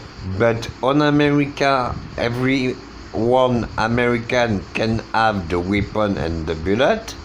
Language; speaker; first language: English; non-native, learner; French